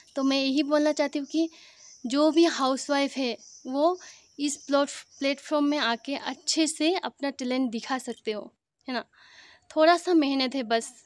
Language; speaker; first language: Hindi; non-native, local second language; Assamese